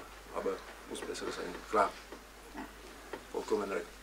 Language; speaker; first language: German; non-native, fluent; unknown